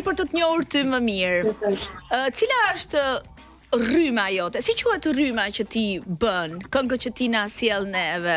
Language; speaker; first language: Albanian; native; Albanian